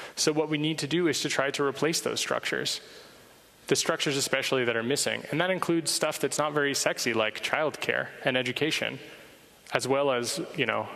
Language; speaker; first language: English; native; English